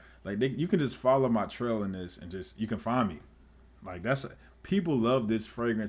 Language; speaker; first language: English; native; English